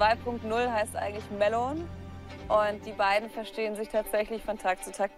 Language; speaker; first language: German; native; German